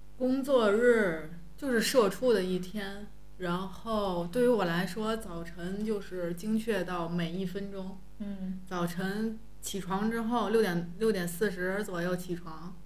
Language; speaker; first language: Chinese; native; Chinese